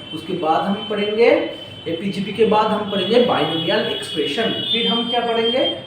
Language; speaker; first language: Hindi; non-native, local second language; Bangla